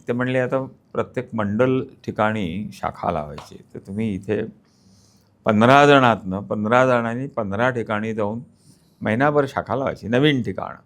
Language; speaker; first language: Marathi; native; Marathi